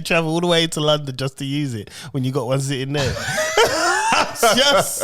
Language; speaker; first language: English; native; English